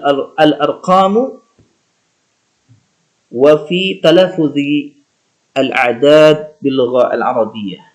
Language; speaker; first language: Arabic; non-native, fluent; Indonesian